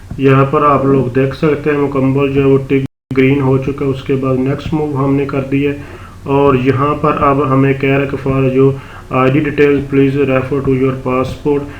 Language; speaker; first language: Urdu; non-native, local second language; Punjabi